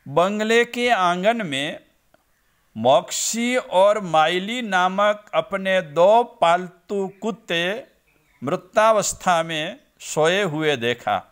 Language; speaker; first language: Hindi; non-native, local second language; Gujarati